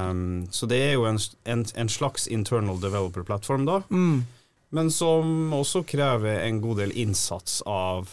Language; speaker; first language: Norwegian; native; Norwegian